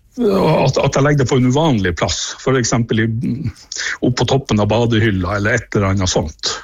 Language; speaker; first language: Norwegian; native; Norwegian